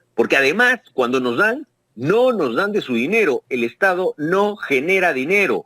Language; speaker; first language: Spanish; native; Spanish